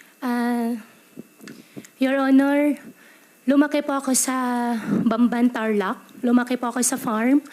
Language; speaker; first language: Filipino; native; Filipino